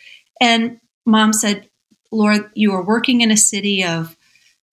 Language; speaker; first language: English; native; English